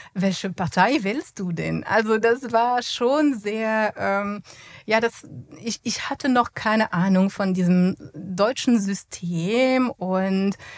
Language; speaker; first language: German; non-native, fluent; French